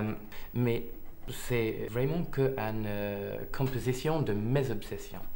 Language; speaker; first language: French; non-native, fluent; English